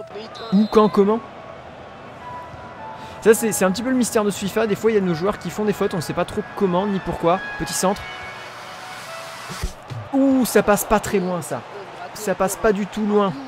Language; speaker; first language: French; native; French